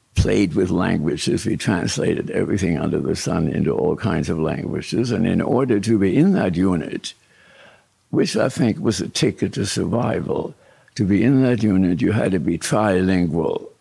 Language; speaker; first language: English; early bilingual, other home language; German